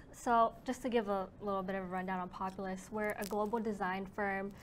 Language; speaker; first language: English; native; English